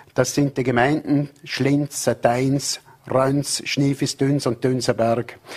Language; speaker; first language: German; native; German